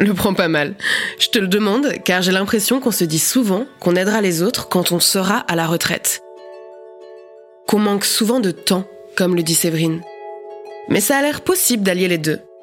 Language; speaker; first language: French; native; French